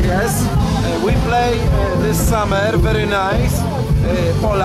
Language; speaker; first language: English; non-native, learner; Polish